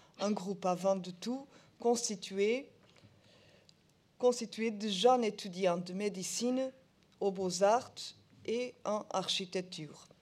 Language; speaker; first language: French; non-native, learner; Portuguese